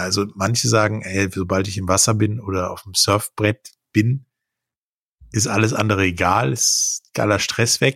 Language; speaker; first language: German; native; German